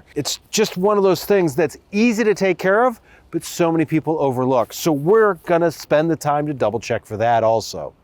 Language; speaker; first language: English; native; English